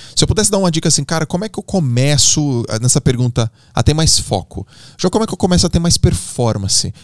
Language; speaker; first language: Portuguese; native; Portuguese